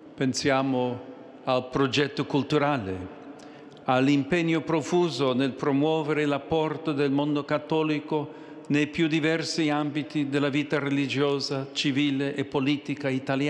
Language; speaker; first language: Italian; non-native, fluent; English